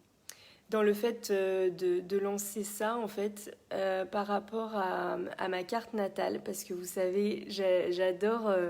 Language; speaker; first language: French; native; French